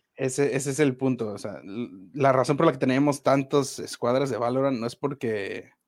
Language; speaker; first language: Spanish; native; Spanish